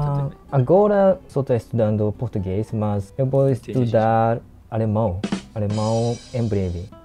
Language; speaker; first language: Portuguese; non-native, learner; Japanese